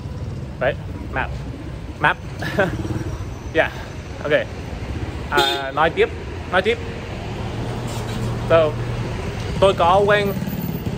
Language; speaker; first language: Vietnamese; non-native, learner; English